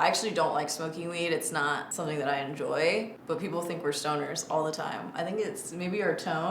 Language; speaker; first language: English; native; English